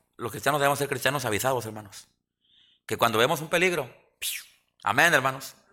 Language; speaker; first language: Spanish; native; Spanish